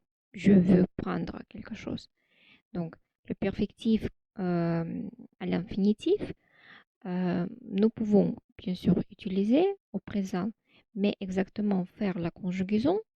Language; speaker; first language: French; non-native, fluent; Russian